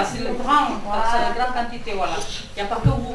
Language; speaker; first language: French; non-native, fluent; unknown